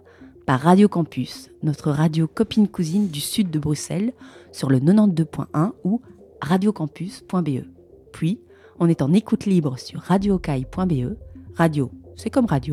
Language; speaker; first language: French; native; French